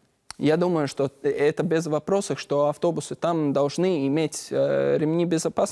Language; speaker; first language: Russian; non-native, learner; Latvian